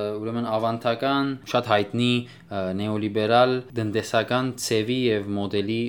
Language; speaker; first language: Armenian; early bilingual, heritage; Armenian